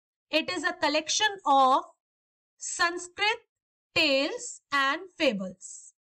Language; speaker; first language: English; non-native, local second language; Hindi